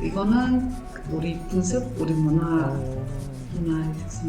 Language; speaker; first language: Korean; non-native, fluent; Mongolian